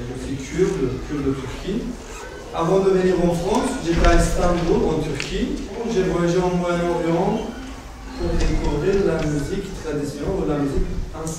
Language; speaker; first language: French; non-native, fluent; Kurdish